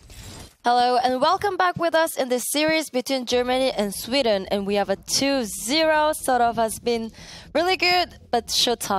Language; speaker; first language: English; non-native, fluent; French